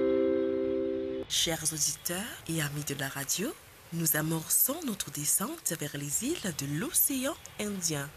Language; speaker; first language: French; non-native, local second language; Morisyen